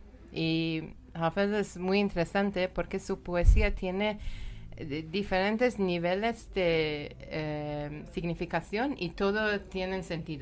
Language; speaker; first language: Spanish; non-native, learner; Persian